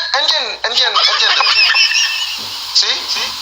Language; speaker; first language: Spanish; non-native, learner; Haitian Creole